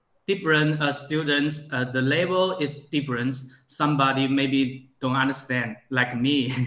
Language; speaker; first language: English; non-native, learner; Chinese